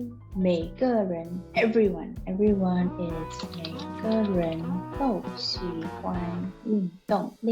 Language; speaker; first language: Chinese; non-native, learner; English